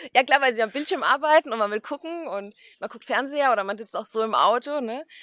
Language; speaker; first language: German; native; German